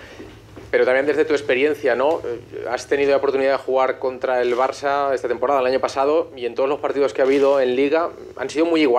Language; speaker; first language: Spanish; native; Spanish